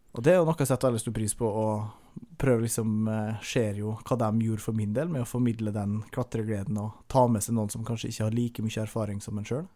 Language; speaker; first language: Norwegian; native; Norwegian